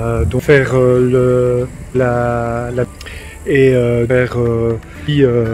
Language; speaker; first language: French; native; French